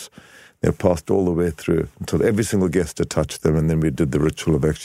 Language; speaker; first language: English; native; English